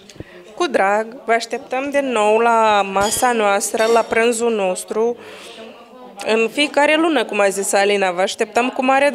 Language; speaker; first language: Romanian; non-native, local second language; Ukrainian